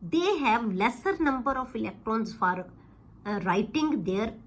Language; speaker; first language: English; non-native, local second language; Punjabi